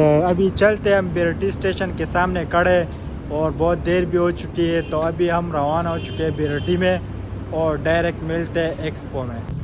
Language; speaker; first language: Hindi; non-native, local second language; Pashto